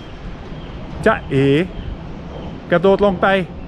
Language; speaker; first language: Thai; non-native, learner; Swiss German